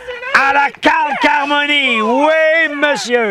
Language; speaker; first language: French; native; French